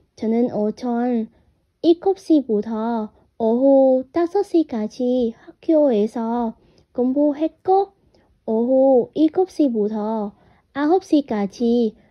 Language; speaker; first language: Korean; non-native, learner; Vietnamese